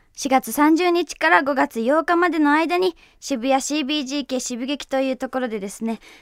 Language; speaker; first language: Japanese; native; Japanese